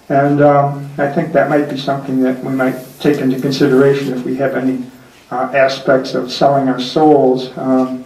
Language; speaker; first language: English; native; English